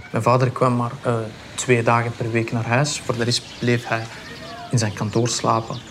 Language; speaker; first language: Dutch; early bilingual, other home language; Pashto